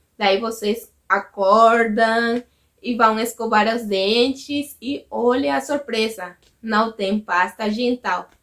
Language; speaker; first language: Portuguese; non-native, fluent; Spanish